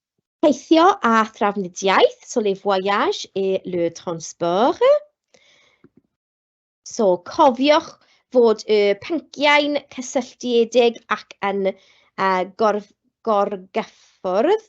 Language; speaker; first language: Welsh; non-native, local second language; English